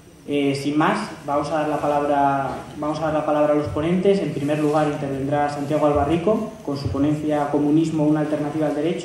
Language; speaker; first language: Spanish; native; Spanish